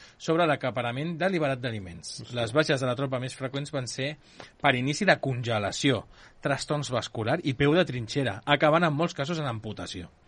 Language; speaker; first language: Catalan; native; Catalan